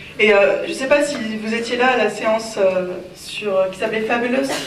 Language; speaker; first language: French; native; French